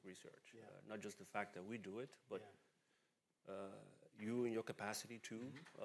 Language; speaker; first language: English; non-native, local second language; Bini